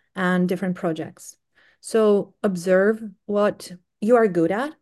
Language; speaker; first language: English; non-native, fluent; Greek